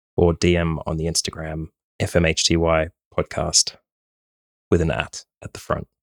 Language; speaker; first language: English; native; English